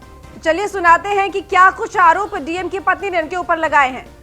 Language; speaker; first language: Hindi; native; Hindi